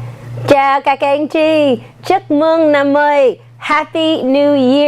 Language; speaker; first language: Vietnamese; non-native, learner; English